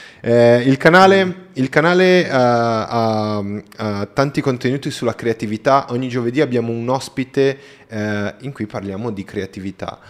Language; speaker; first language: Italian; native; Italian